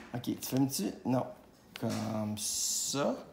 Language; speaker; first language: French; native; French